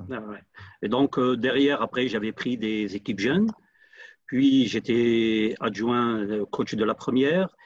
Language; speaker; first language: French; non-native, local second language; Arabic